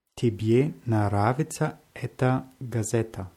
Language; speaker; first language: Russian; non-native, learner; German